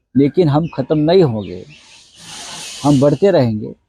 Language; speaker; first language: Hindi; non-native, local second language; Marathi